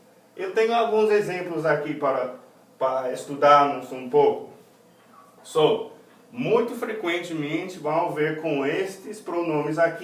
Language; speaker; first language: Portuguese; non-native, fluent; English